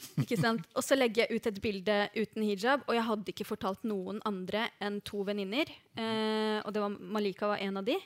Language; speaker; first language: Norwegian; early bilingual, other home language; Arabic